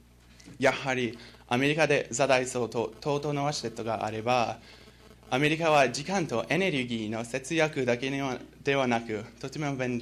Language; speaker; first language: Japanese; non-native, learner; English